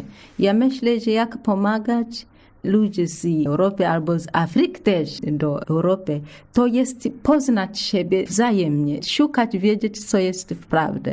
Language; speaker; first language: Polish; non-native, learner; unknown